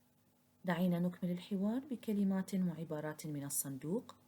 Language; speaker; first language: Arabic; native; Arabic